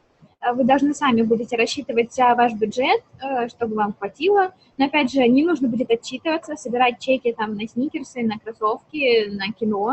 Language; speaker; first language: Russian; native; Russian